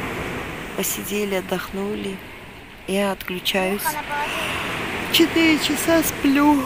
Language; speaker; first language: Russian; native; Russian